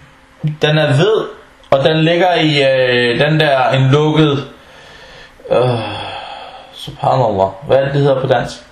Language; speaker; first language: Danish; non-native, local second language; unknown